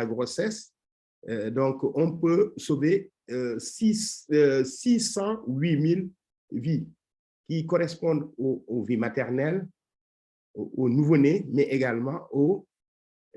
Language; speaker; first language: French; non-native, local second language; Wolof